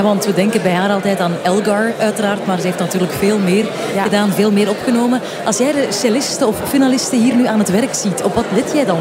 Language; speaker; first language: Dutch; native; Dutch